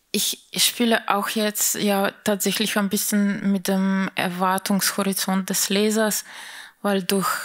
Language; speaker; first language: German; non-native, fluent; Slovenian